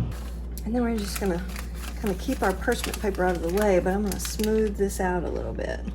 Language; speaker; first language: English; native; English